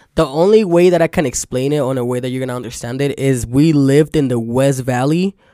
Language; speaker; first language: English; early bilingual, other home language; Spanish